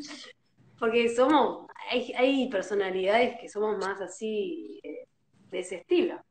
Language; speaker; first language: Spanish; native; Spanish